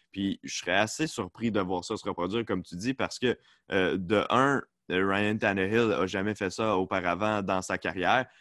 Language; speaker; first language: French; native; French